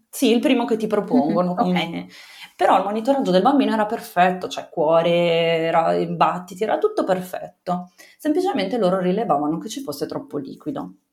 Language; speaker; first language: Italian; native; Italian